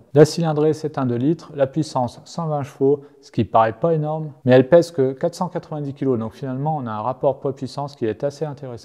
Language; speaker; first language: French; native; French